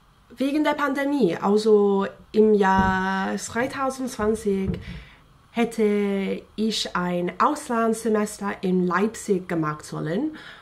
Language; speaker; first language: German; non-native, fluent; English